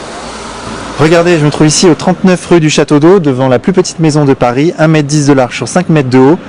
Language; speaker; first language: French; native; French